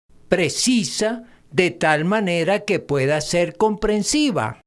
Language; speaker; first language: Spanish; native; Spanish